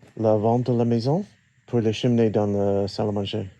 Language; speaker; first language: French; non-native, learner; English